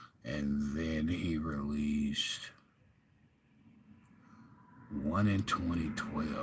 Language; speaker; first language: English; native; English